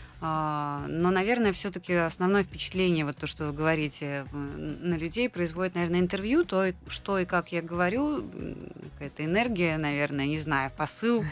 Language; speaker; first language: Russian; native; Russian